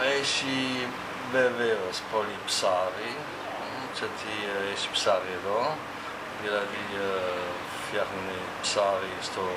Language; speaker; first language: Greek; non-native, fluent; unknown